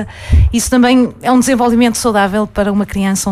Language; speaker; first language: Portuguese; native; Portuguese